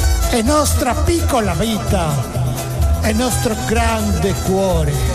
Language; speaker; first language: Italian; non-native, learner; Spanish